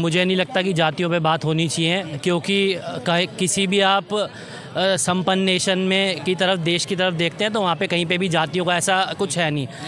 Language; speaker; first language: Hindi; native; Hindi